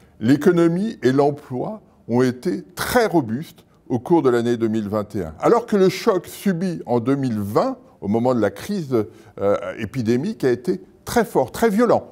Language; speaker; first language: French; native; French